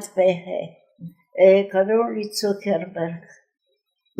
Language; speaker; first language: Hebrew; non-native, fluent; Yiddish